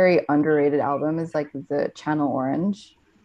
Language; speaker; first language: English; non-native, local second language; Filipino